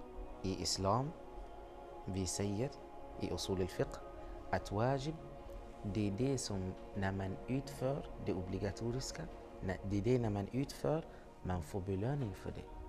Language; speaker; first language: Swedish; non-native, fluent; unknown